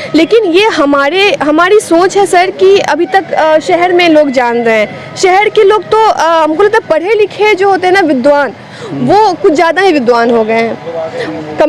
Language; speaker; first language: Hindi; native; Hindi